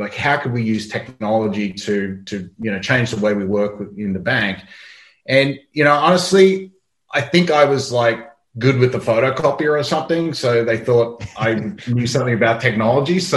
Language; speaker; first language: English; native; English